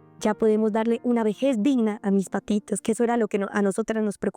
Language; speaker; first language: Spanish; native; Spanish